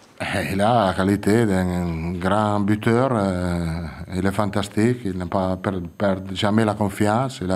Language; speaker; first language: French; non-native, fluent; Italian